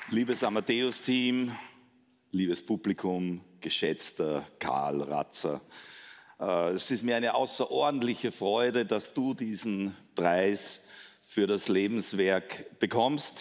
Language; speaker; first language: German; native; German